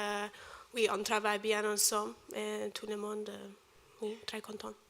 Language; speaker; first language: French; non-native, learner; English